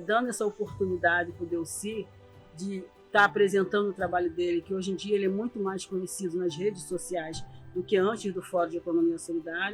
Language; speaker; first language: Portuguese; native; Portuguese